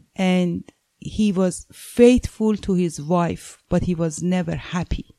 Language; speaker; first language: English; non-native, fluent; Persian